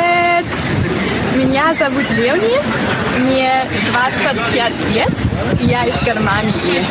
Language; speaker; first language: Russian; non-native, learner; German